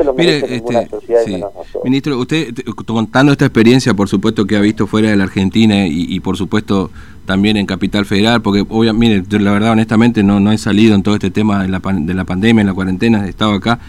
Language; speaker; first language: Spanish; native; Spanish